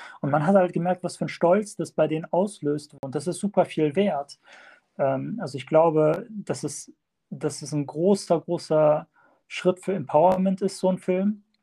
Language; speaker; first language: German; early bilingual, other home language; Turkish